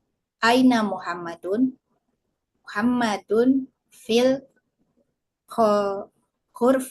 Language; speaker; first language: Arabic; non-native, learner; Indonesian